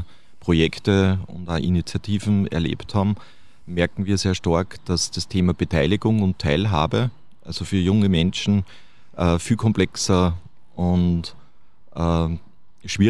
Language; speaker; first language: German; native; German